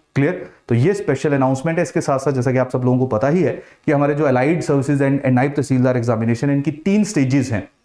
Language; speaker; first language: Hindi; native; Hindi